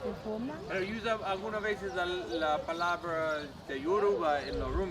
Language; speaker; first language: Spanish; non-native, learner; English